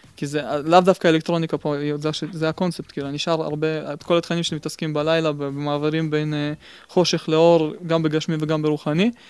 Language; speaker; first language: Hebrew; early bilingual, other home language; Russian